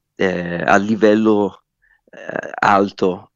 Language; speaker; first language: Italian; non-native, fluent; English